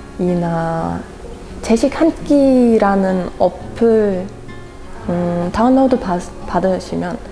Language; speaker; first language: Korean; non-native, fluent; German